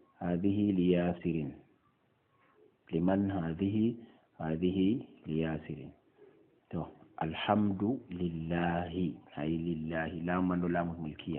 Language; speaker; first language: Arabic; non-native, fluent; Fula